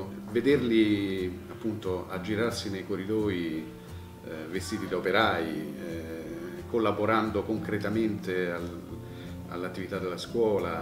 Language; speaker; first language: Italian; native; Italian